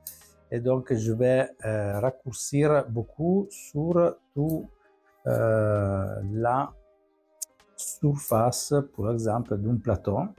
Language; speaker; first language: French; non-native, fluent; Italian